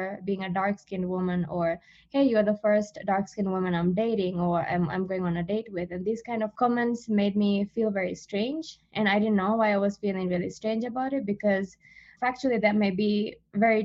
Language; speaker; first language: English; non-native, fluent; Divehi